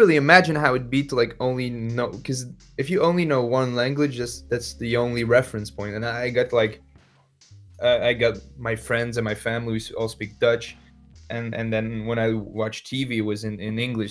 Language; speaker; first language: English; non-native, fluent; Dutch